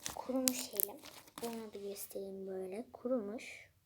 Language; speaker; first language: Turkish; non-native, fluent; Persian